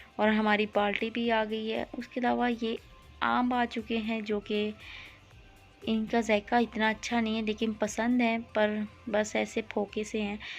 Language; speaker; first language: Hindi; non-native, local second language; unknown